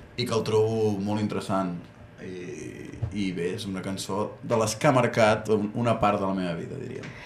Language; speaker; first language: Catalan; native; Catalan